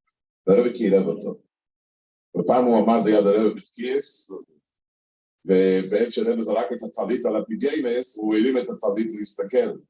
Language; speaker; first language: Hebrew; non-native, fluent; English